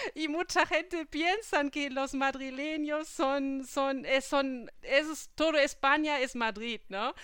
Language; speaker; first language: Spanish; non-native, fluent; German